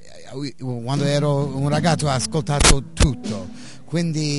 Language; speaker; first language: Italian; non-native, fluent; English